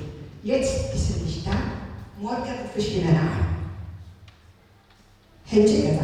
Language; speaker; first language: German; non-native, learner; Tigrinya